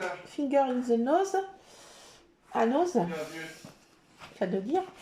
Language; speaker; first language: French; native; French